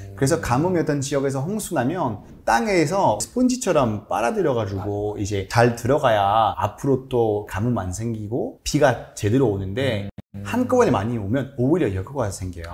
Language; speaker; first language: Korean; non-native, fluent; French